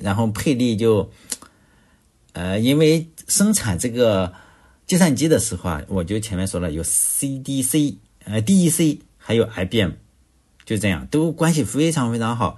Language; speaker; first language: Chinese; native; Chinese